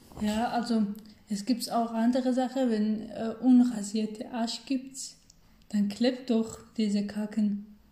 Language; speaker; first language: German; non-native, learner; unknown